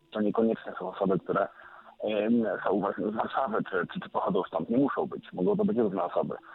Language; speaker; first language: Polish; native; Polish